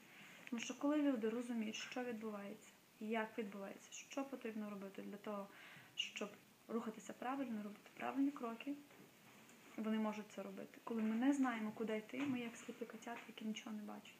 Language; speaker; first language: Ukrainian; native; Ukrainian